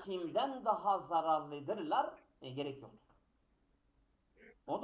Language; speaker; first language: Turkish; native; Turkish